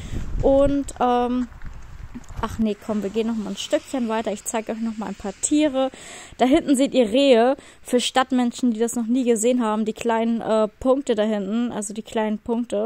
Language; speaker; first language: German; native; German